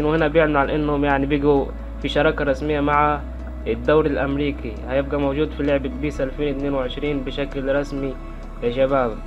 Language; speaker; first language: Arabic; native; Arabic